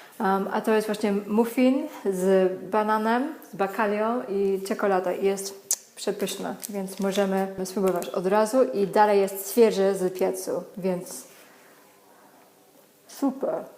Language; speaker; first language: Polish; non-native, learner; English